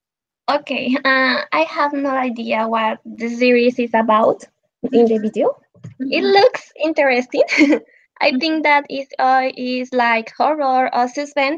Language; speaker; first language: English; non-native, learner; Spanish